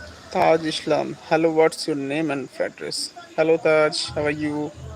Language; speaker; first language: English; non-native, local second language; Bangla